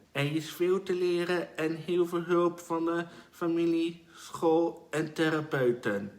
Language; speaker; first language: Dutch; early bilingual, other home language; Portuguese